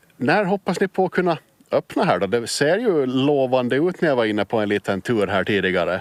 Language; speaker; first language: Swedish; native; Swedish